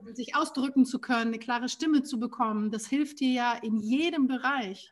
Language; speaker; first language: German; native; German